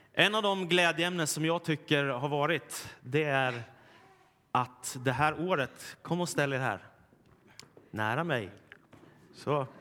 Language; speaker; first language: Swedish; native; Swedish